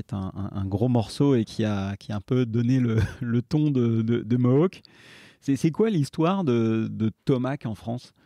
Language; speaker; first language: French; native; French